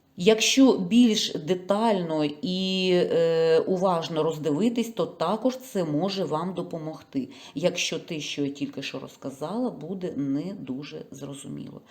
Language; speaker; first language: Ukrainian; non-native, local second language; Russian